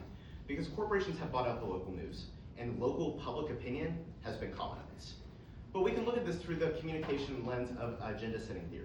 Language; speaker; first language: English; native; English